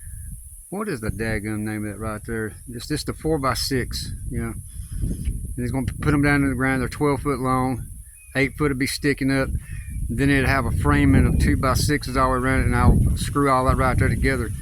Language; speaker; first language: English; native; English